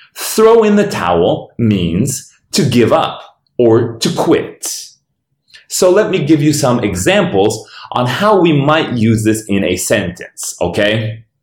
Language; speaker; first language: English; native; English